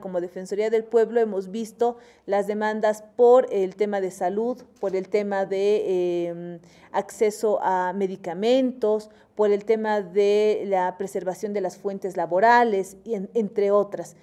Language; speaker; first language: Spanish; native; Spanish